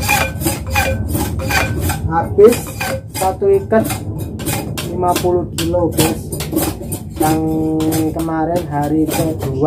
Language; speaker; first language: Indonesian; non-native, local second language; Javanese